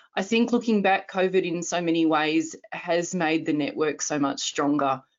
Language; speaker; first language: English; native; English